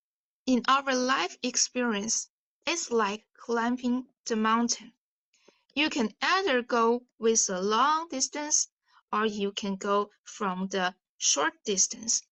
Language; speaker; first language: English; non-native, fluent; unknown